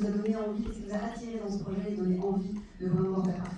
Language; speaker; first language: French; native; French